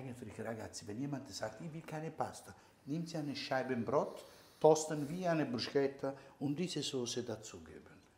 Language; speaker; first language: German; non-native, learner; Italian